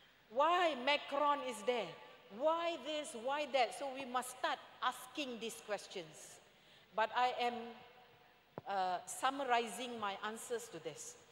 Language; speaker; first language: English; non-native, local second language; Malay